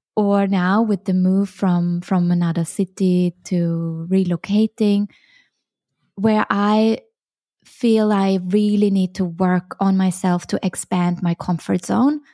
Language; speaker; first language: English; non-native, fluent; German